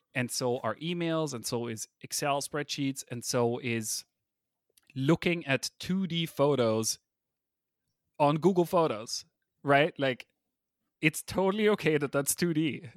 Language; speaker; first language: English; non-native, fluent; German